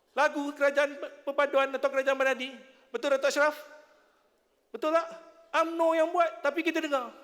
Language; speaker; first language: Malay; native; Malay